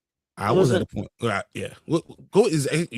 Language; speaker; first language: English; native; English